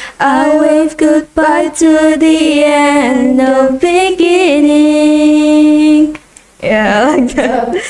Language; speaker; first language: English; non-native, learner; Indonesian